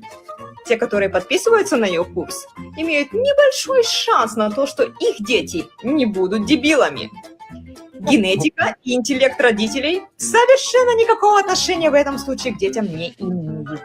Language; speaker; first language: Russian; native; Russian